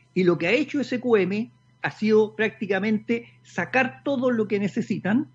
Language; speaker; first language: Spanish; native; Spanish